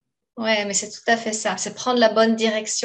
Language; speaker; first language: French; native; French